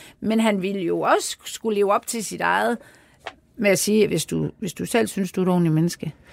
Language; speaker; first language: Danish; native; Danish